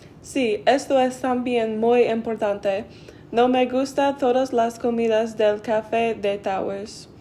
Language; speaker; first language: Spanish; non-native, learner; English